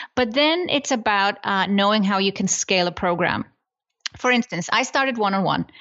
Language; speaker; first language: English; non-native, fluent; Icelandic